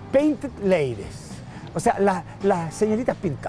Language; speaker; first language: Spanish; native; Spanish